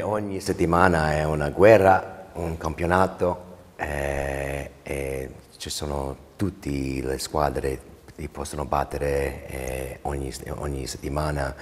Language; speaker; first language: Italian; early bilingual, heritage; English